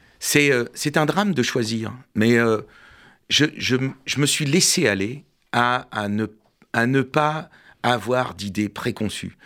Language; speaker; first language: French; native; French